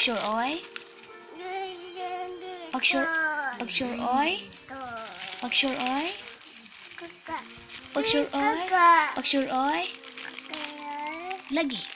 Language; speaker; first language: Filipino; non-native, local second language; Cebuano